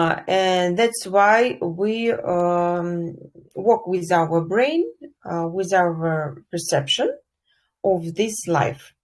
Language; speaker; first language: English; non-native, fluent; Russian